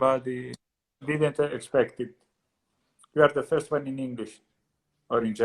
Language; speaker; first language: English; non-native, learner; Italian